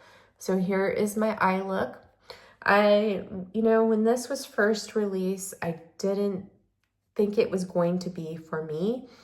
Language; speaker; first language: English; native; English